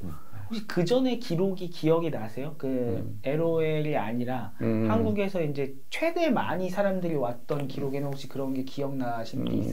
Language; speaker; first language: Korean; native; Korean